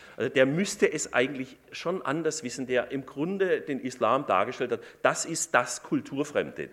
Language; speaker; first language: German; native; German